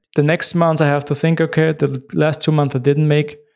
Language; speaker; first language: English; non-native, fluent; German